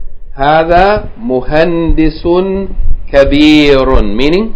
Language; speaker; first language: Arabic; non-native, fluent; English